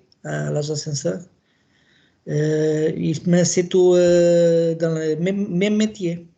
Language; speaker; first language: French; non-native, learner; Portuguese